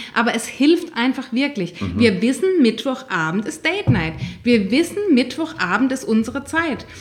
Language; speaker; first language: German; native; German